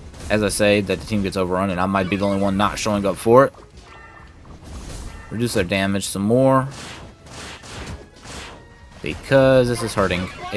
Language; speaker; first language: English; native; English